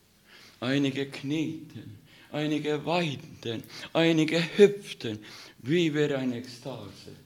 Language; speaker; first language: German; non-native, learner; Russian